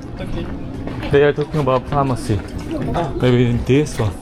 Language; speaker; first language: English; non-native, learner; Korean